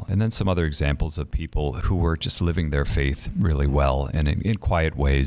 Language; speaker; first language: English; native; English